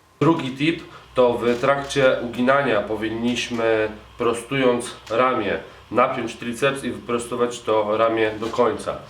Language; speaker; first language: Polish; native; Polish